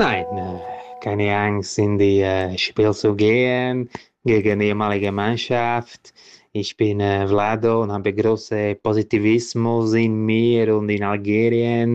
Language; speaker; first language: German; non-native, learner; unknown